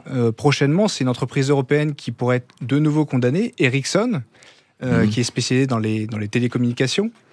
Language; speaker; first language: French; native; French